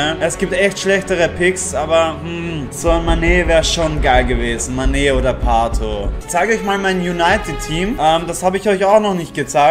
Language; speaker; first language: German; native; German